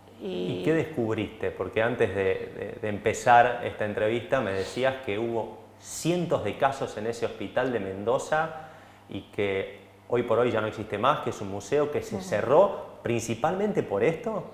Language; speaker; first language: Spanish; native; Spanish